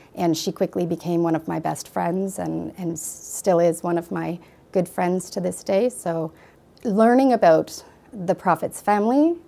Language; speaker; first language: English; native; English